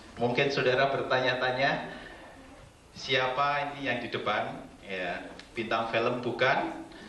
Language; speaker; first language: Indonesian; native; Indonesian